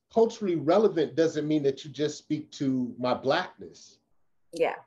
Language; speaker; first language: English; native; English